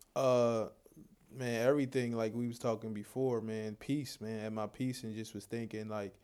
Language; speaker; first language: English; native; English